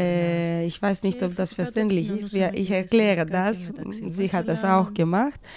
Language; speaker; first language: German; non-native, fluent; Greek